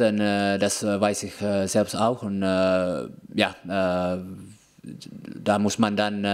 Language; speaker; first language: German; non-native, fluent; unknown